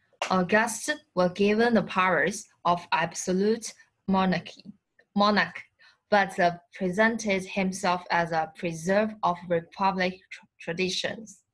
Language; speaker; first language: English; non-native, learner; Chinese